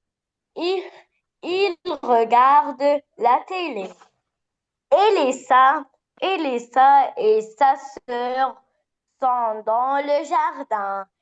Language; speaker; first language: French; non-native, learner; Arabic